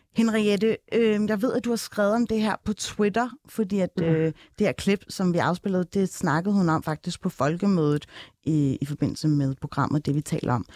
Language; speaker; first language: Danish; native; Danish